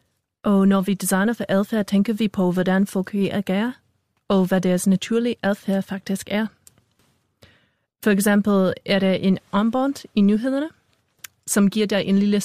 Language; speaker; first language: Danish; non-native, fluent; English